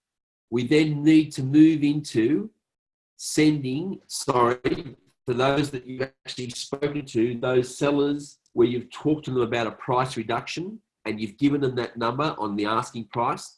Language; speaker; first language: English; native; English